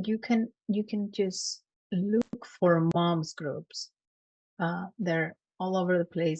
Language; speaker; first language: English; non-native, fluent; Spanish